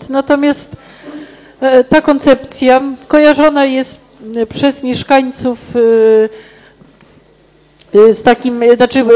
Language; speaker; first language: Polish; native; Polish